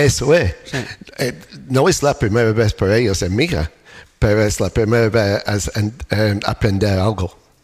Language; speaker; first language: Spanish; non-native, learner; English